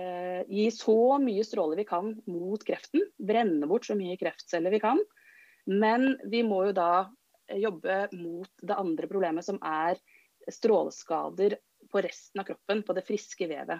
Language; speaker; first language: Norwegian; native; Norwegian